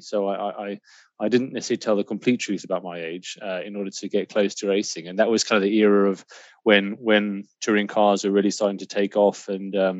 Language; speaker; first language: English; native; English